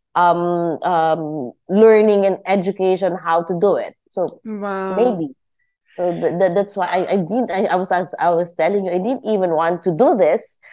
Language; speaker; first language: English; non-native, local second language; Filipino